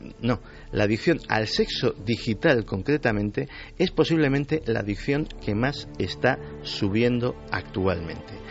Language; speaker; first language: Spanish; native; Spanish